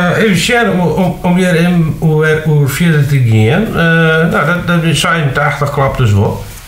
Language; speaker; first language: Dutch; non-native, local second language; Western Frisian